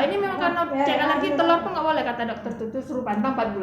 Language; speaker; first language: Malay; non-native, local second language; Achinese